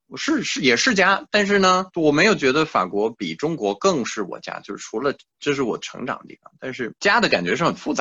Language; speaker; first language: Chinese; non-native, fluent; French